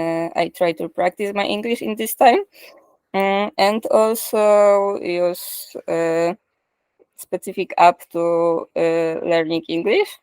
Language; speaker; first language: English; non-native, learner; Polish